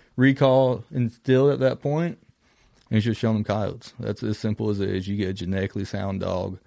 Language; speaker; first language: English; native; English